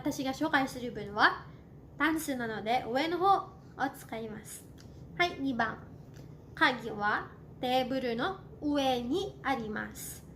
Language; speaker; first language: Japanese; non-native, fluent; Cebuano